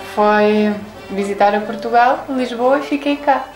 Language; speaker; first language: Portuguese; non-native, fluent; Ukrainian